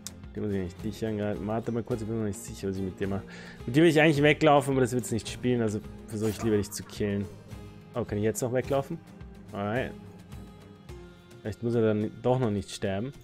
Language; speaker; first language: German; native; German